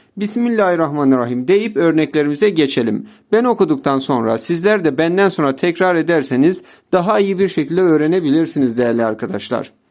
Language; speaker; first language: Turkish; native; Turkish